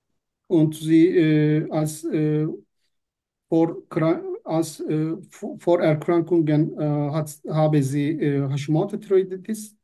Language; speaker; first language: German; non-native, learner; Turkish